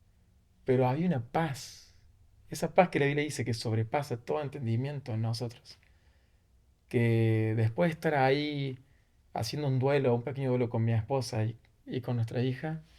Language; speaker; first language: Spanish; native; Spanish